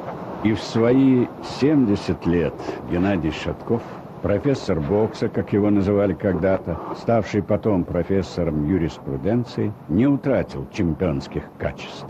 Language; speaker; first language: Russian; native; Russian